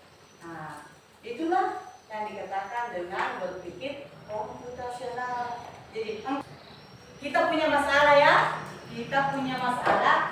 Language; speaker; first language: Indonesian; native; Indonesian